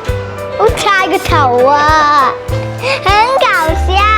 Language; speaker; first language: Chinese; early bilingual, heritage; English